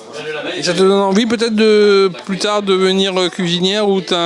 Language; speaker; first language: French; native; French